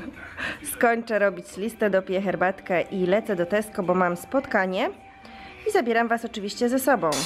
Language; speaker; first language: Polish; native; Polish